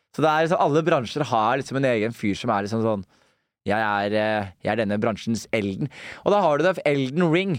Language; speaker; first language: Norwegian; early bilingual, other home language; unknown